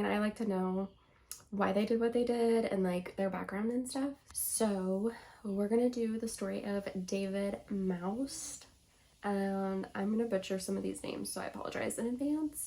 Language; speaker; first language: English; native; English